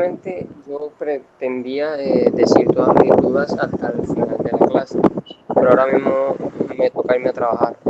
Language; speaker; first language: Spanish; native; Spanish